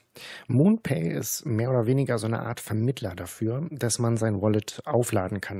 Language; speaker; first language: German; native; German